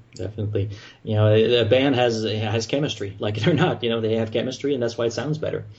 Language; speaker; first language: English; non-native, fluent; French